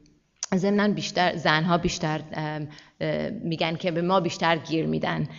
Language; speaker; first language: Persian; early bilingual, heritage; Persian